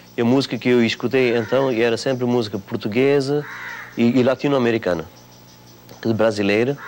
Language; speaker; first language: Portuguese; non-native, local second language; Konkani